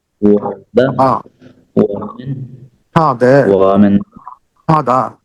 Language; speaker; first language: Chinese; non-native, fluent; Bangla